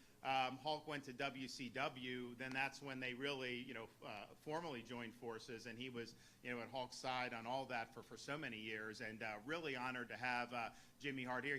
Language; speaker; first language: English; native; English